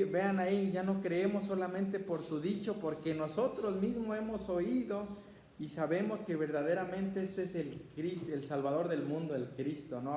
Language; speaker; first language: Spanish; native; Spanish